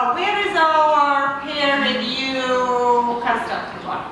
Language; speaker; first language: English; non-native, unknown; Latvian